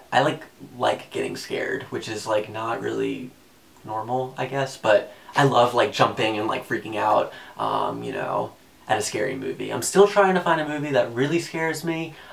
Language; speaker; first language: English; native; English